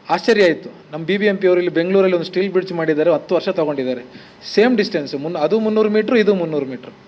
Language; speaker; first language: Kannada; native; Kannada